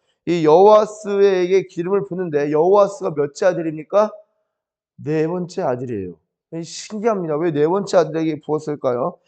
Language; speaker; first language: Korean; native; Korean